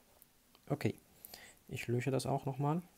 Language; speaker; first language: German; non-native, fluent; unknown